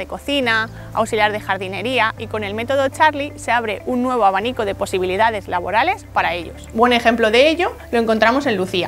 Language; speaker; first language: Spanish; native; Spanish